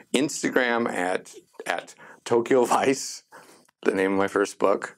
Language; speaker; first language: English; native; English